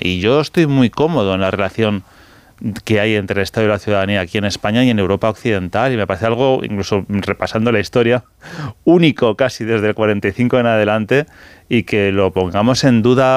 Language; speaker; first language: Spanish; native; Spanish